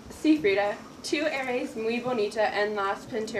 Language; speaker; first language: Spanish; non-native, learner; English